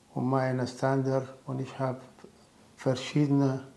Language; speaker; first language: German; non-native, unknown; Arabic